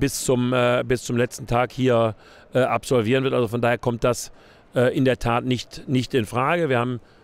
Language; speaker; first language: German; native; German